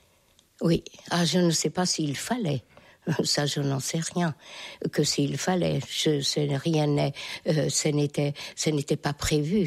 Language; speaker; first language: French; non-native, fluent; Hungarian